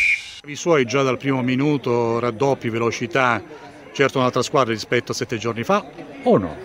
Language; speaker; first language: Italian; native; Italian